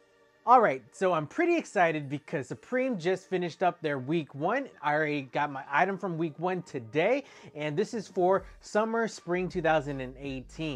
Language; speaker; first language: English; native; English